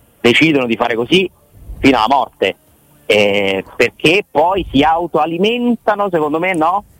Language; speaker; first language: Italian; native; Italian